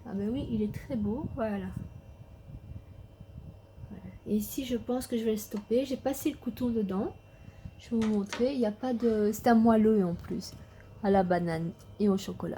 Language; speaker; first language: French; native; French